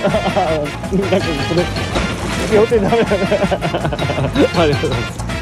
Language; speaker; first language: Japanese; native; Japanese